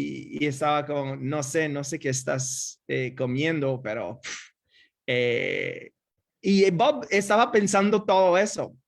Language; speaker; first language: Spanish; non-native, fluent; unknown